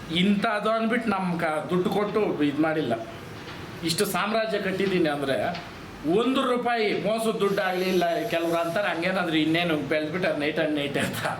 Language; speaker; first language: Kannada; native; Kannada